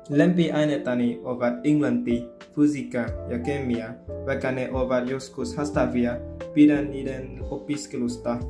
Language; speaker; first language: Finnish; non-native, fluent; Vietnamese